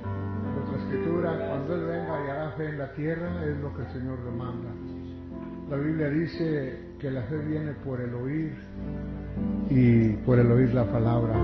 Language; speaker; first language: Spanish; native; Spanish